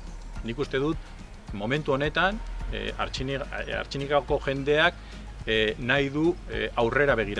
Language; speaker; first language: Basque; non-native, local second language; Spanish